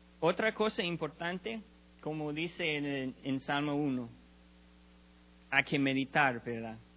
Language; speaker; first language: Spanish; non-native, learner; English